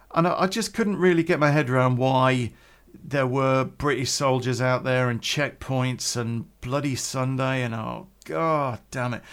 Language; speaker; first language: English; native; English